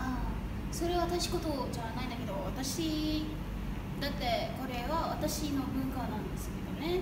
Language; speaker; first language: Japanese; non-native, learner; Malay